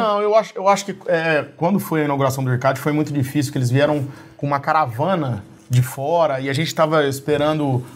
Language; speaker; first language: Portuguese; native; Portuguese